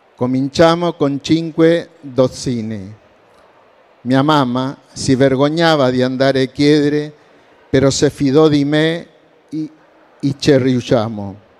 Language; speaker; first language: Italian; non-native, learner; Spanish